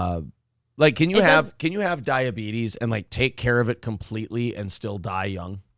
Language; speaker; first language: English; native; English